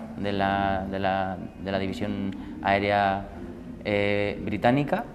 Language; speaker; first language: Spanish; native; Spanish